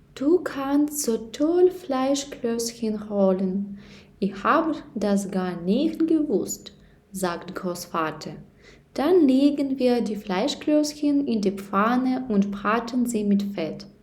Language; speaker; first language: German; non-native, learner; Ukrainian